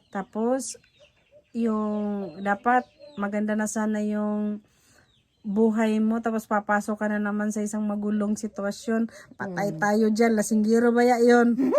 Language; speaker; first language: Filipino; non-native, local second language; Cebuano